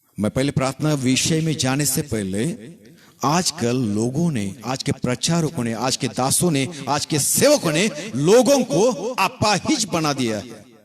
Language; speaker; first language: Hindi; non-native, local second language; Marathi